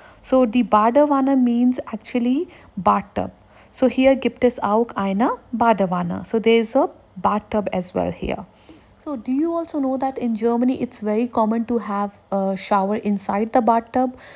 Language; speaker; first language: English; non-native, local second language; Hindi